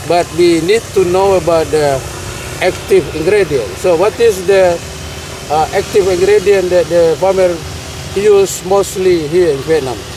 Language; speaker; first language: English; non-native, fluent; Indonesian